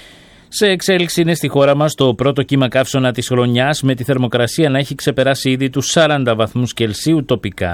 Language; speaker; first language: Greek; native; Greek